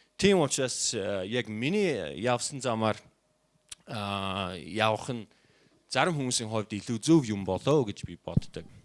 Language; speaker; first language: Mongolian; non-native, fluent; English